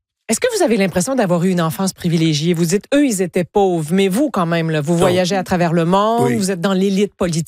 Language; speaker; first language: French; native; French